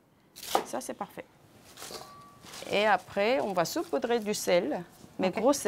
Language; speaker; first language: French; non-native, fluent; Korean